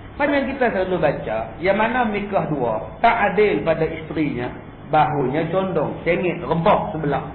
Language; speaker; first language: Malay; native; Malay